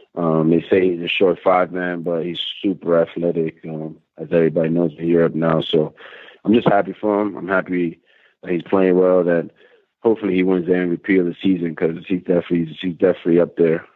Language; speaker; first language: English; native; English